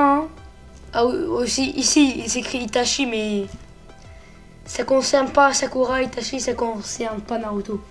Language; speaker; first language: French; early bilingual, other home language; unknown